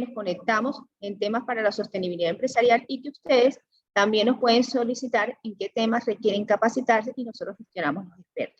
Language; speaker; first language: Spanish; native; Spanish